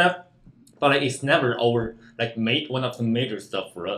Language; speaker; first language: English; non-native, fluent; Chinese